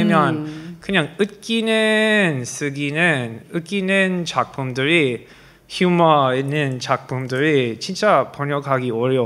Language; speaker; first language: Korean; non-native, learner; English